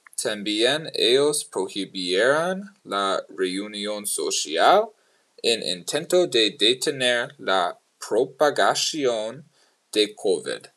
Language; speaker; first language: Spanish; non-native, learner; English